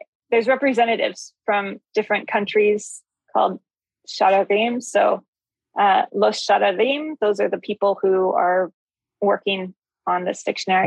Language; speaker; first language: English; native; English